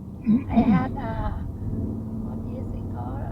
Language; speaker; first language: English; non-native, learner; Thai